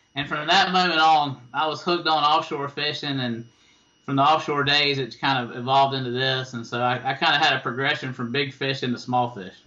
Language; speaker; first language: English; native; English